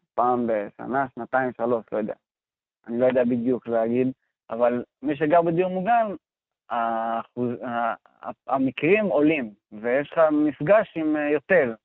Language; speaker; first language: Hebrew; native; Hebrew